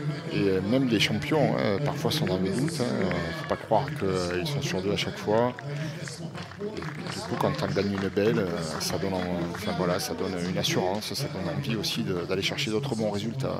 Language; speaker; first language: French; native; French